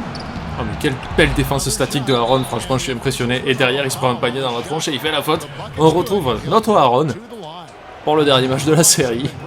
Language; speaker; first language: French; native; French